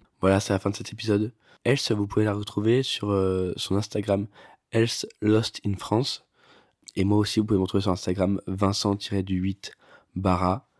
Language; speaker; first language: French; native; French